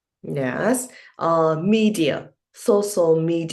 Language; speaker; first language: English; non-native, learner; Vietnamese